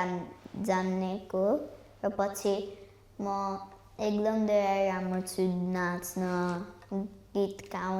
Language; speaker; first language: Nepali; early bilingual, heritage; Nepali